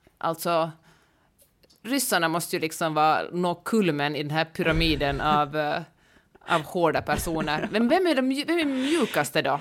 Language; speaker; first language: Swedish; native; Swedish